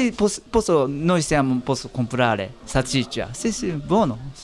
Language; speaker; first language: Italian; non-native, learner; Japanese